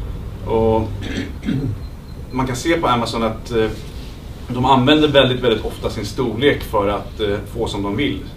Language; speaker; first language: Swedish; native; Swedish